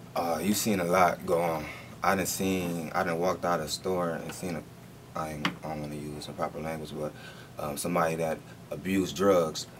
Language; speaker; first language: English; native; English